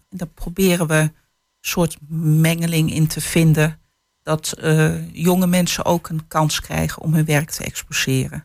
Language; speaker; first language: Dutch; native; Dutch